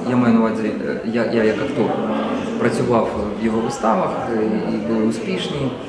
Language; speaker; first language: Ukrainian; non-native, local second language; Russian